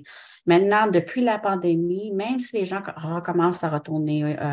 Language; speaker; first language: French; non-native, local second language; English